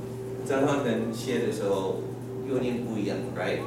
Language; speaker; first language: Chinese; non-native, fluent; English